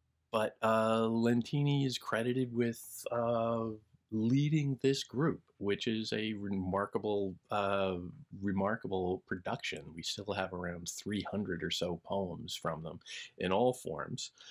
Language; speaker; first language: English; native; English